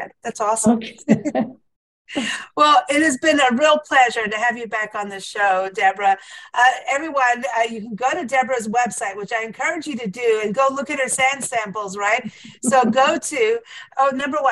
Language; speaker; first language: English; native; English